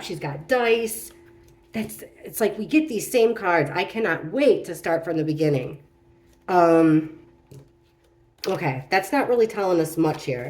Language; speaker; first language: English; native; English